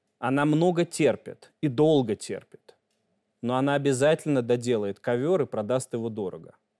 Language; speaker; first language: Russian; native; Russian